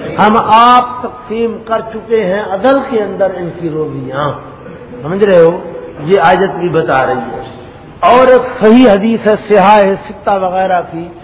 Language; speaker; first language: Urdu; non-native, local second language; Saraiki